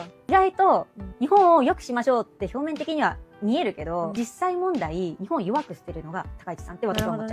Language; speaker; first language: Japanese; native; Japanese